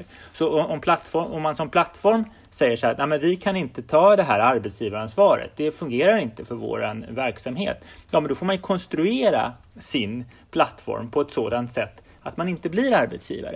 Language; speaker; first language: Swedish; native; Swedish